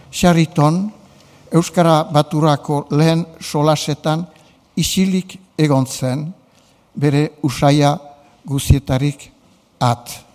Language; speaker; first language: Basque; native; Basque